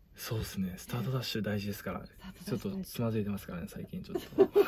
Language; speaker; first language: Japanese; native; Japanese